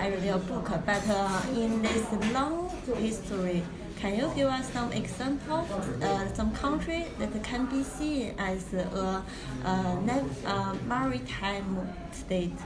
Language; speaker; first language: English; non-native, learner; Chinese